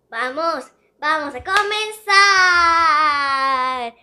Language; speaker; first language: Spanish; native; Spanish